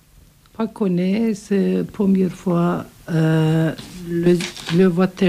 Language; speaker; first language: French; non-native, learner; Turkish